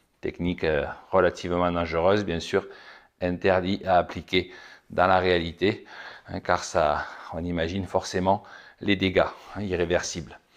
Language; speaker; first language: French; native; French